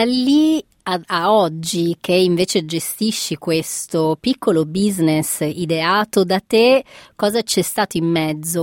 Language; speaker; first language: Italian; native; Italian